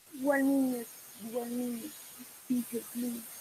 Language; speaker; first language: English; non-native, learner; Spanish